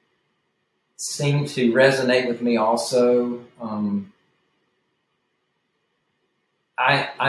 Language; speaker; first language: English; native; English